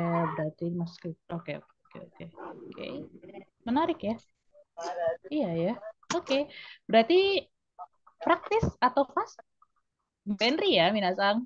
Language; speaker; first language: Indonesian; native; Indonesian